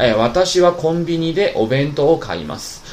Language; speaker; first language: Japanese; non-native, fluent; Chinese